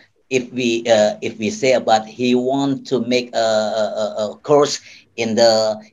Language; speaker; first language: English; non-native, learner; Indonesian